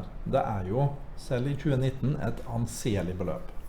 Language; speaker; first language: Norwegian; native; Norwegian